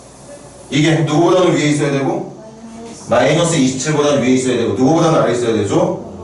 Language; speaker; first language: Korean; native; Korean